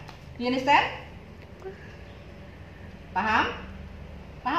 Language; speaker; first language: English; non-native, learner; Indonesian